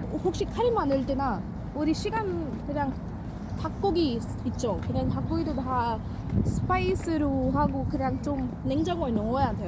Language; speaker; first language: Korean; non-native, learner; Hindi